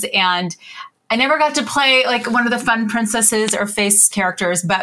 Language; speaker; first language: English; native; English